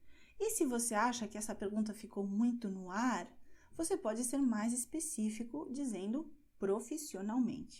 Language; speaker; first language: Portuguese; non-native, fluent; Spanish